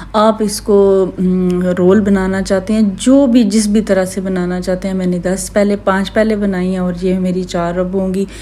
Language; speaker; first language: Urdu; native; Urdu